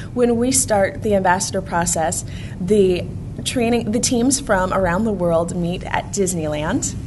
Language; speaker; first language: English; native; English